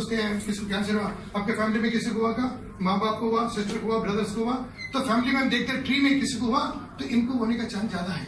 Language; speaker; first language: Hindi; native; Hindi